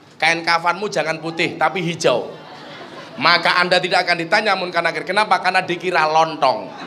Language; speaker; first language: Indonesian; non-native, local second language; Javanese